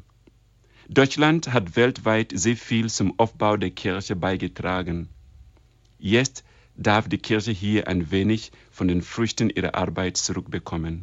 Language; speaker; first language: German; non-native, fluent; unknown